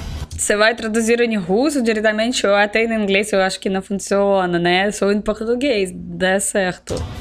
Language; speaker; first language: Portuguese; non-native, learner; Russian